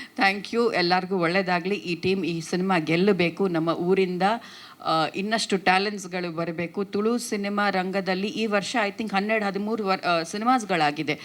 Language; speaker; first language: Kannada; native; Kannada